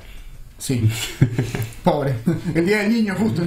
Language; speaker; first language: Spanish; native; Spanish